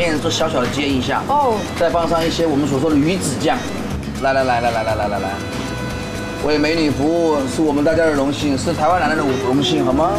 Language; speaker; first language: Chinese; native; Chinese